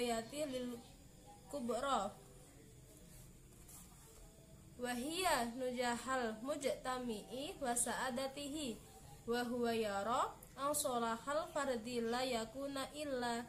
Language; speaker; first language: Arabic; non-native, learner; Indonesian